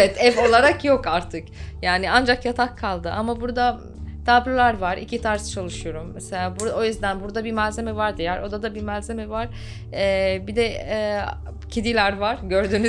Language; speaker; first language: Turkish; non-native, fluent; Arabic